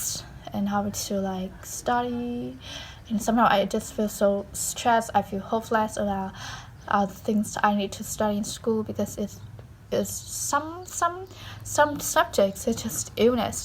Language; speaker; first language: English; non-native, learner; Vietnamese